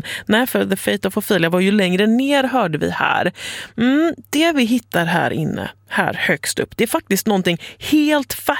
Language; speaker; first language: Swedish; native; Swedish